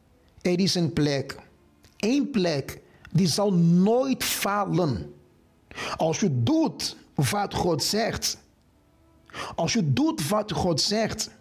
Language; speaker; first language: Dutch; non-native, fluent; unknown